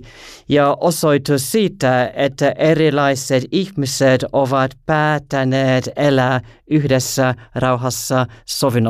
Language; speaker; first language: Finnish; non-native, learner; English